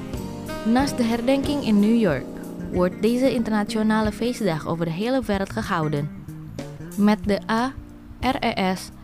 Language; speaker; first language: Dutch; non-native, fluent; Indonesian